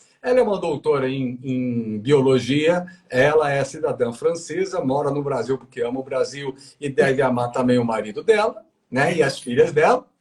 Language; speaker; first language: Portuguese; native; Portuguese